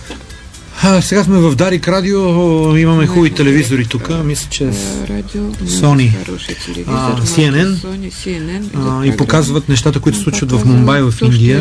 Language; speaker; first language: Bulgarian; native; Bulgarian